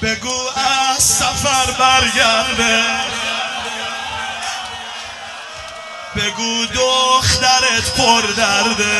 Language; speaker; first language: Persian; native; Persian